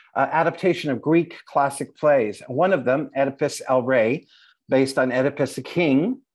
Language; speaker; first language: English; native; English